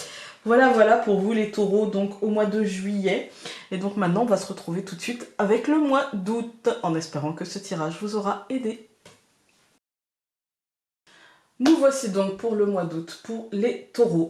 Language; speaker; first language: French; native; French